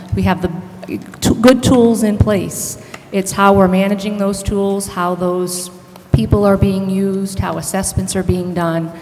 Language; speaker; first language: English; native; English